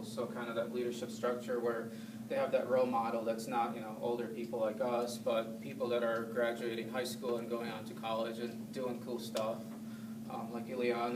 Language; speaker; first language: English; non-native, fluent; Thai